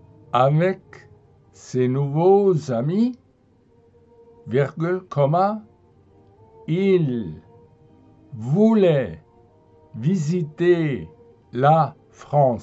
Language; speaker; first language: French; non-native, fluent; German